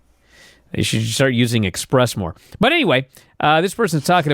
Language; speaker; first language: English; native; English